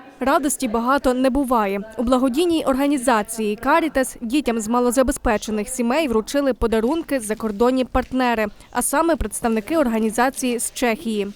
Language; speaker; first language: Ukrainian; native; Ukrainian